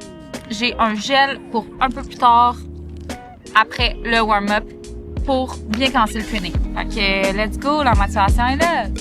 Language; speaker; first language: French; native; French